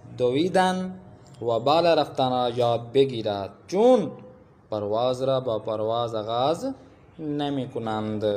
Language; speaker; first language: Persian; non-native, fluent; Urdu